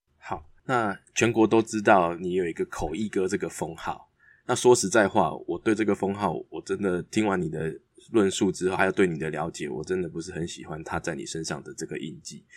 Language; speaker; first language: Chinese; native; Chinese